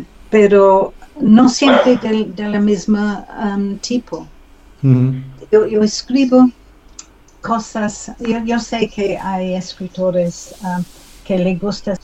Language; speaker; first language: Spanish; non-native, learner; English